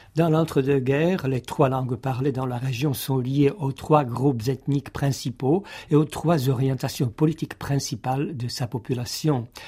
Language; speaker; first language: French; non-native, fluent; Czech